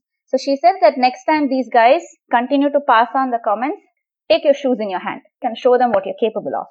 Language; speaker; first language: English; non-native, local second language; Tamil